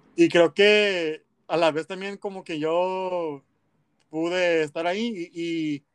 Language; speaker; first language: Spanish; early bilingual, heritage; Spanish